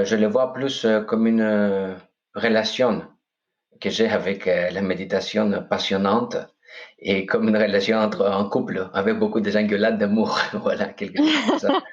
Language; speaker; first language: French; non-native, fluent; Greek